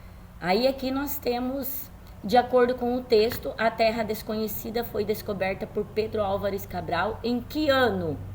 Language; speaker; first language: Portuguese; native; Portuguese